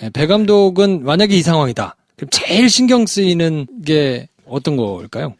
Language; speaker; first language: Korean; native; Korean